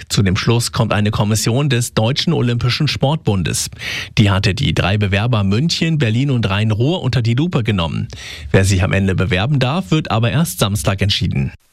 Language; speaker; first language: German; native; German